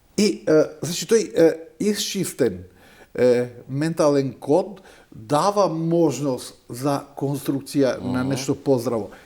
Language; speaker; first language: Macedonian; non-native, local second language; Albanian